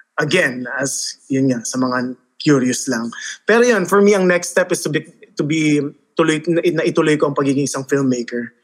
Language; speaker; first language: Filipino; early bilingual, heritage; Filipino